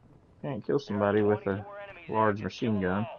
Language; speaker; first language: English; native; English